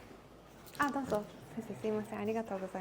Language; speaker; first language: Japanese; non-native, learner; Turkish